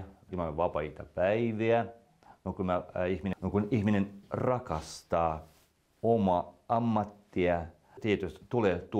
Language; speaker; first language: Finnish; non-native, local second language; Russian